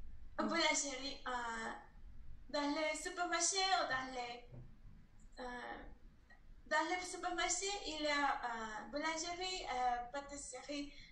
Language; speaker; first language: French; non-native, learner; Spanish